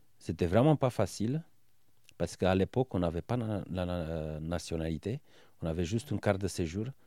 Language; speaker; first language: French; non-native, fluent; Romanian